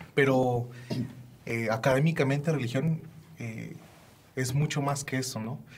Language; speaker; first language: Spanish; native; Spanish